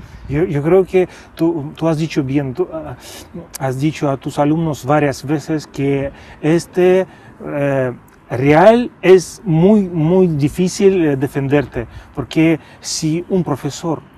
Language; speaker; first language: Spanish; non-native, fluent; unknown